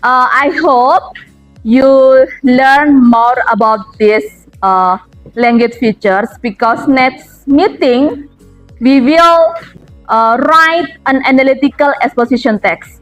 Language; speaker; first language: English; non-native, fluent; Indonesian